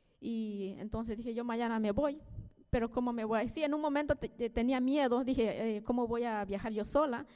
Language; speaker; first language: Spanish; native; Spanish